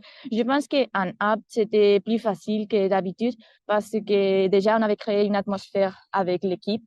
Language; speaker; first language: French; non-native, fluent; Spanish